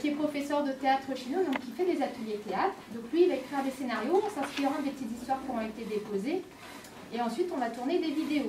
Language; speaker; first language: French; native; French